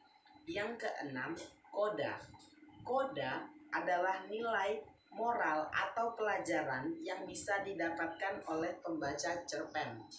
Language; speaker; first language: Indonesian; native; Indonesian